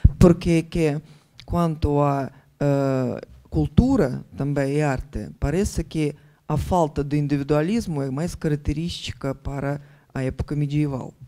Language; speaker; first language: Portuguese; non-native, fluent; Russian